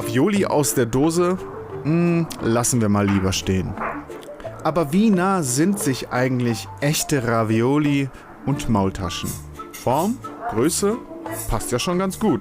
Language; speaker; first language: German; native; German